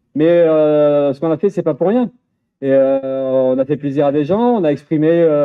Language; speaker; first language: French; native; French